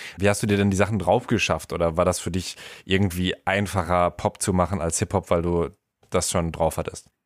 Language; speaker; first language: German; native; German